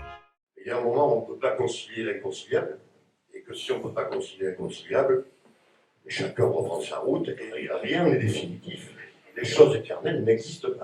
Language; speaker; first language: French; native; French